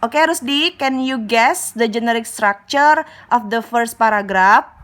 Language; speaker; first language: English; non-native, learner; Indonesian